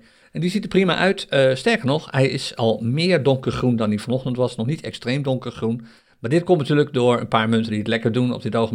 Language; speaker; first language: Dutch; native; Dutch